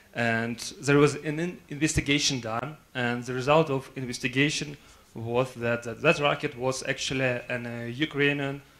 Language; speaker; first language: English; non-native, fluent; Russian